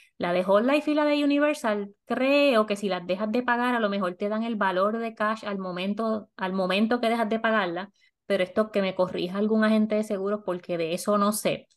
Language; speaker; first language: Spanish; native; Spanish